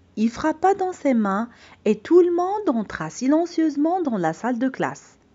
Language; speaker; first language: French; non-native, local second language; Arabic